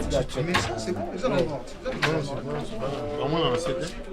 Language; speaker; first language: French; non-native, local second language; Lingala